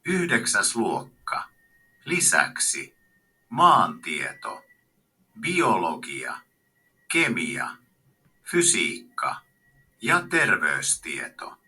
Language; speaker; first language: Finnish; non-native, learner; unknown